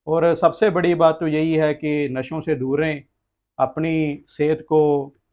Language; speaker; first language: Hindi; non-native, local second language; Punjabi